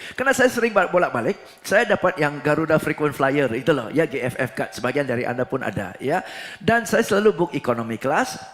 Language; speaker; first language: Indonesian; non-native, fluent; English